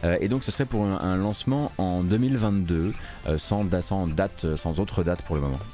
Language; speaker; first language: French; native; French